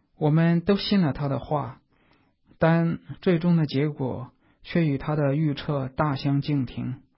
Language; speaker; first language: Chinese; native; Chinese